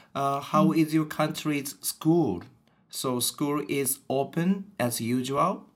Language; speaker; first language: English; non-native, learner; Japanese